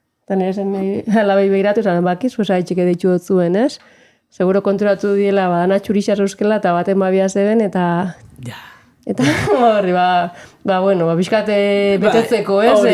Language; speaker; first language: Basque; native; Basque